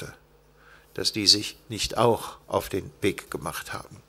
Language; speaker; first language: German; native; German